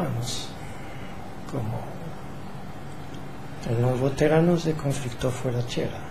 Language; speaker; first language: Spanish; non-native, learner; French